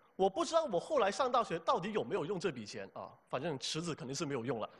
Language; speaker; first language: Chinese; native; Chinese